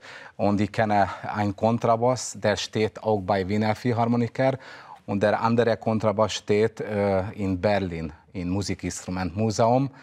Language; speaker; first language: German; non-native, fluent; Hungarian